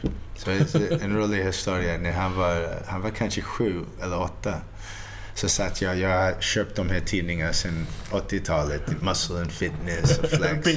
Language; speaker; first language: Swedish; early bilingual, heritage; Swedish